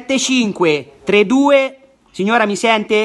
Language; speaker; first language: Italian; native; Italian